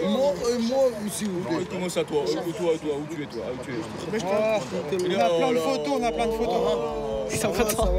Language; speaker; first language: French; non-native, learner; Romanian